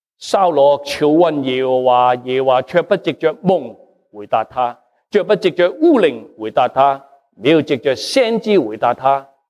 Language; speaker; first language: Chinese; non-native, local second language; Cantonese